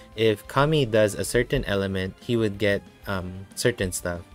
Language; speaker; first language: English; non-native, local second language; Filipino